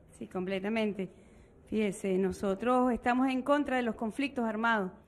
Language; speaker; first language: Spanish; native; Spanish